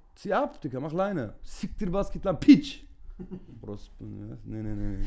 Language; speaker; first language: German; early bilingual, other home language; Turkish